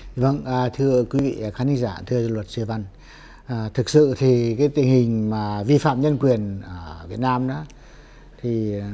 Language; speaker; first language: Vietnamese; native; Vietnamese